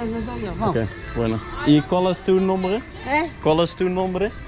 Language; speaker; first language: Spanish; non-native, learner; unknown